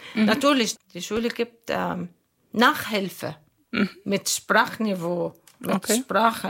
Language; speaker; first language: German; non-native, learner; Arabic